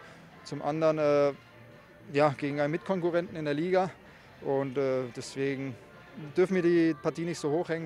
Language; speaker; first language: German; native; German